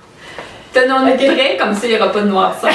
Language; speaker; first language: French; native; French